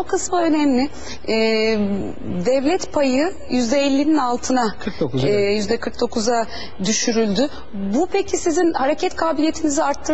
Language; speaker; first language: Turkish; native; Turkish